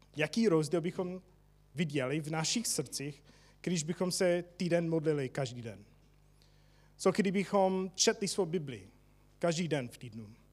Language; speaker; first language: Czech; non-native, fluent; English